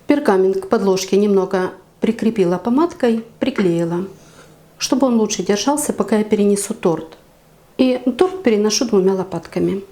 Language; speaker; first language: Russian; native; Russian